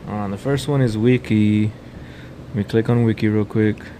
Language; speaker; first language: English; early bilingual, other home language; Spanish